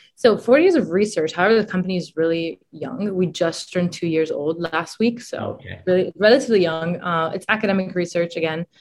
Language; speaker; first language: English; non-native, fluent; Italian